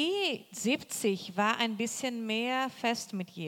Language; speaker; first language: German; non-native, fluent; Portuguese